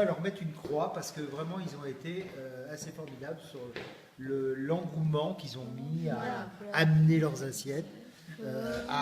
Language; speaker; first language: French; native; French